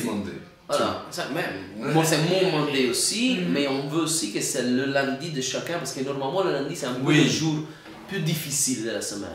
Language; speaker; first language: French; non-native, fluent; Italian